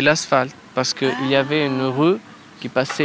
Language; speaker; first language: French; non-native, learner; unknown